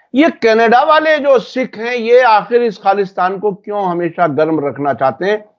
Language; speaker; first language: Hindi; native; Hindi